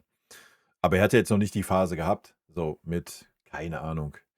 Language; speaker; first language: German; native; German